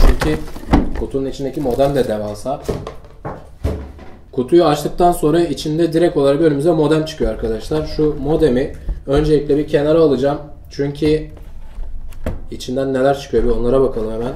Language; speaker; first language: Turkish; native; Turkish